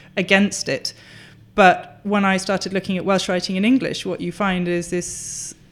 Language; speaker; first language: English; native; English